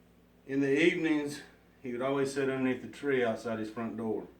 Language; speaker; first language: English; native; English